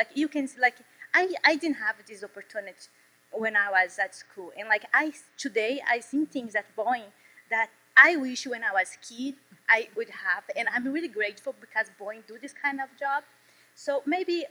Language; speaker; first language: English; non-native, learner; Portuguese